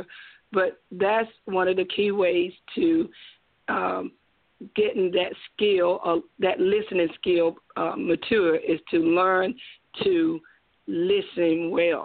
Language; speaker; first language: English; native; English